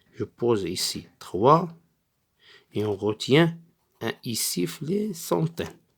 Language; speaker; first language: French; non-native, local second language; Arabic